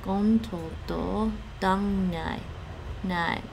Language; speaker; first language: Vietnamese; non-native, learner; English